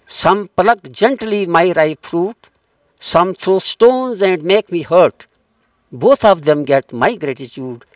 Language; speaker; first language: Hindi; non-native, local second language; Kashmiri